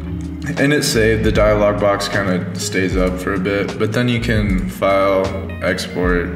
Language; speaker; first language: English; native; English